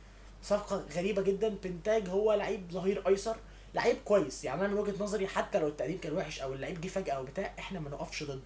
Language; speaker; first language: Arabic; native; Arabic